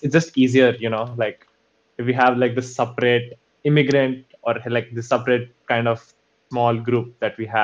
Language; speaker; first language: English; native; English